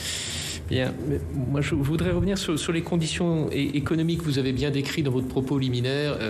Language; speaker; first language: French; native; French